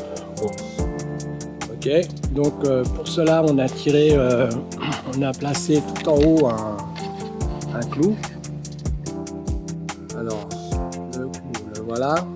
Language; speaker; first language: French; native; French